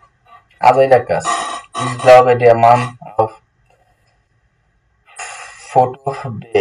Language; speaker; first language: German; non-native, learner; Bangla